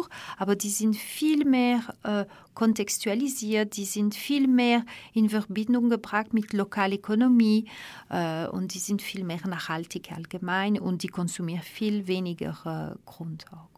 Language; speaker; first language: German; non-native, fluent; French